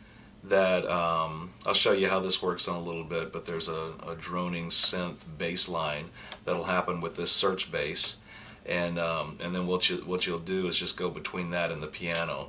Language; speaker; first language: English; native; English